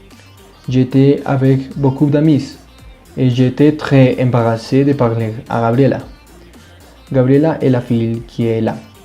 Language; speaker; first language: French; non-native, learner; Spanish